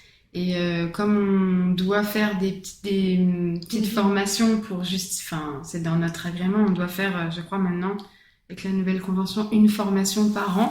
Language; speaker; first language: French; native; French